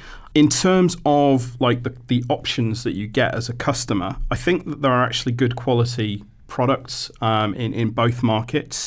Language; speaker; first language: English; native; English